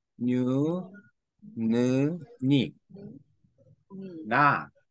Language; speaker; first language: Vietnamese; non-native, learner; Korean